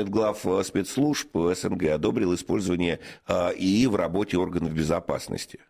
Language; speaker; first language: Russian; native; Russian